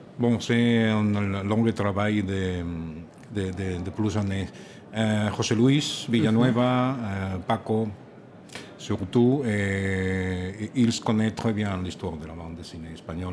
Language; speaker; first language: French; non-native, learner; Catalan